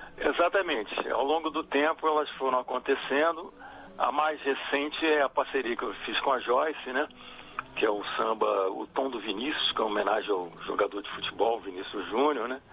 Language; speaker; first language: Portuguese; native; Portuguese